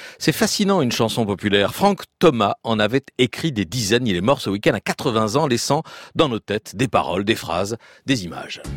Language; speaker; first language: French; native; French